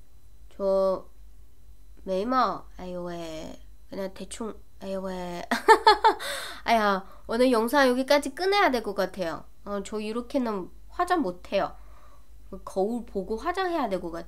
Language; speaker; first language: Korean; non-native, fluent; Chinese